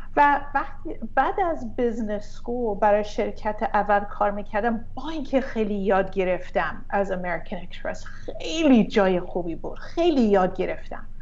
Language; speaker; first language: Persian; early bilingual, heritage; Persian